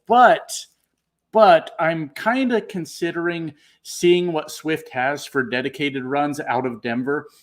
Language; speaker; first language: English; native; English